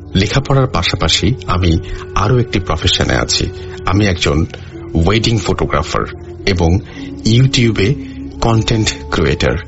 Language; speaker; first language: Bangla; native; Bangla